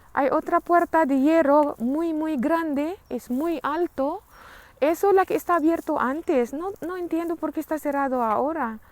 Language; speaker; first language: Spanish; non-native, learner; Filipino